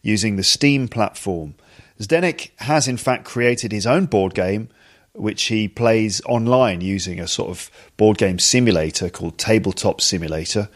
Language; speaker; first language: English; native; English